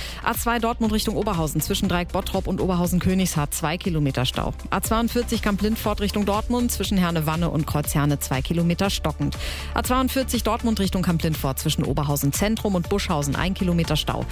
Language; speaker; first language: German; native; German